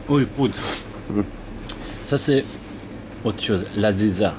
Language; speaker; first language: French; non-native, learner; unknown